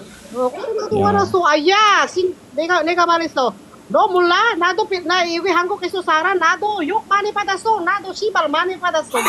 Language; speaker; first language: Korean; non-native, learner; Filipino